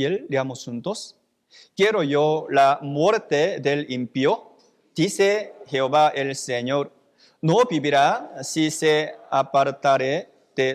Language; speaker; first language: Spanish; non-native, fluent; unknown